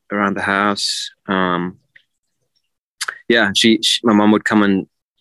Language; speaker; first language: English; native; English